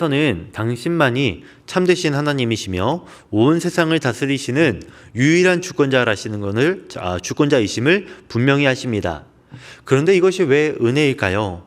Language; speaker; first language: Korean; native; Korean